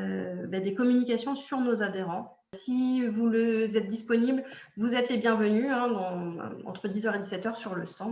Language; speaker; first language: French; native; French